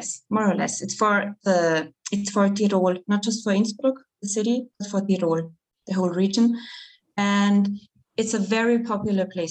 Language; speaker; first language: English; non-native, fluent; German